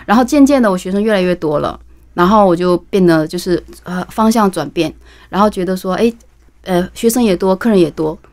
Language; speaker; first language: Chinese; native; Chinese